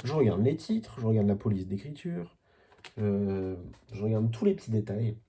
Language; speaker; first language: French; native; French